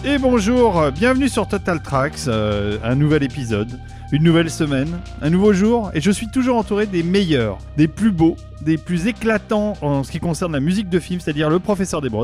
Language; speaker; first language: French; native; French